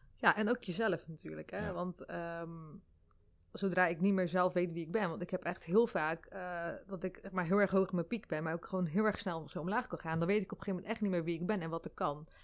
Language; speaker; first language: Dutch; early bilingual, other home language; Armenian